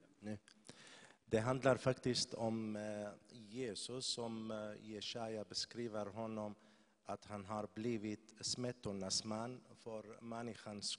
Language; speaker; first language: Swedish; non-native, fluent; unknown